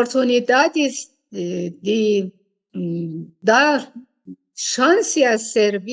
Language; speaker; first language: Portuguese; non-native, fluent; Persian